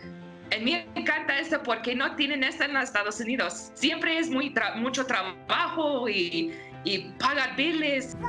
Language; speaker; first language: Spanish; non-native, learner; English